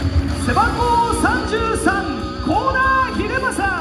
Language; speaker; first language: Japanese; native; Japanese